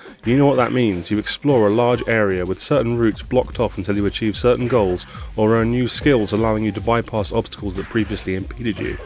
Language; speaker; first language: English; native; English